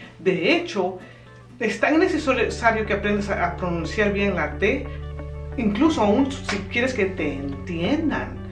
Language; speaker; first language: Spanish; native; Spanish